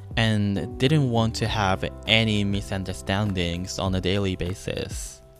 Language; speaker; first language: English; non-native, fluent; Japanese